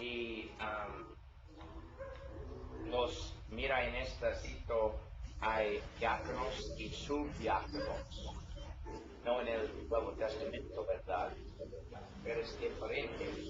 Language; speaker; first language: Spanish; non-native, learner; English